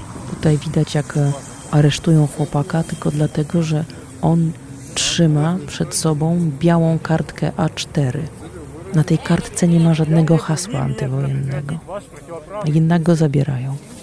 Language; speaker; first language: Polish; native; Polish